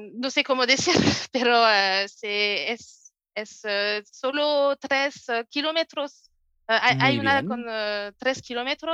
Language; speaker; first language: Spanish; non-native, learner; French